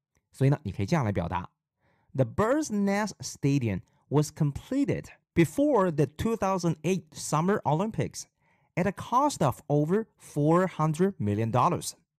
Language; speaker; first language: English; non-native, fluent; Chinese